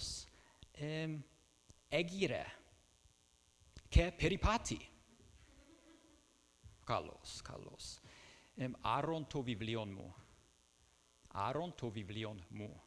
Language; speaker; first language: Greek; non-native, fluent; English